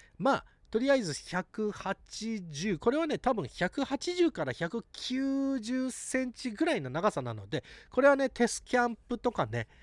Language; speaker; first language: Japanese; early bilingual, heritage; English